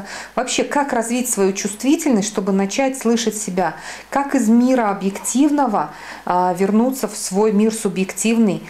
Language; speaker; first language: Russian; native; Russian